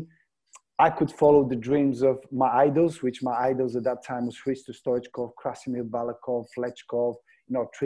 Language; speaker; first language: English; non-native, fluent; Bulgarian